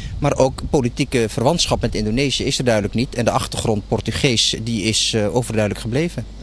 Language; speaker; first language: Dutch; early bilingual, other home language; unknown